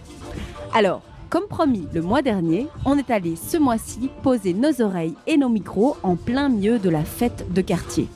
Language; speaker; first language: French; native; French